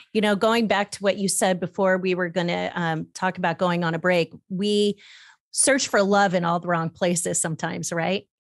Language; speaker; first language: English; native; English